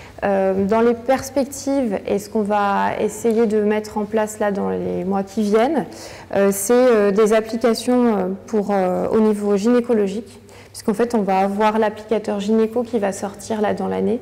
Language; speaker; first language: French; native; French